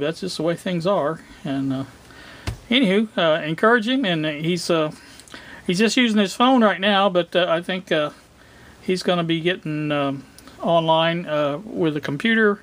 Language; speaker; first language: English; native; English